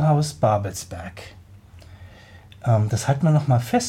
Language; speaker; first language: German; native; German